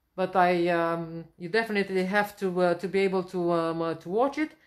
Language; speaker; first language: English; non-native, fluent; Romanian